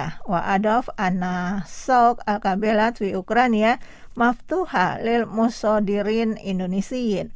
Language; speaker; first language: Arabic; non-native, fluent; Indonesian